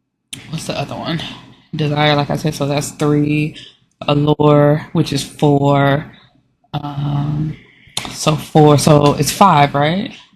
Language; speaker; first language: English; native; English